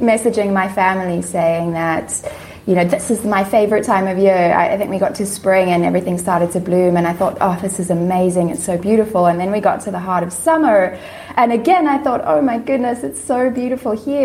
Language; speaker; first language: English; native; English